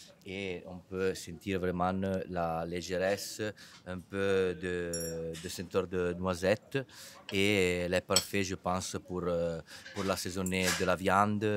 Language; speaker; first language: French; non-native, fluent; Italian